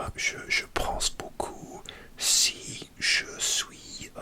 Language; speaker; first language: French; non-native, learner; English